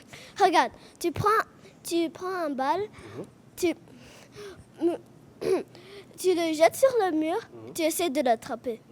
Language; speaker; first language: French; non-native, learner; English